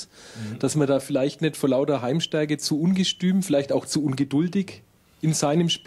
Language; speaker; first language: German; native; German